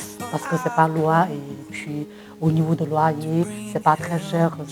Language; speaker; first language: French; non-native, fluent; Chinese